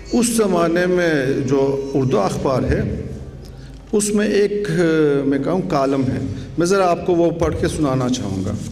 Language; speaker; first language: Urdu; non-native, fluent; Turkish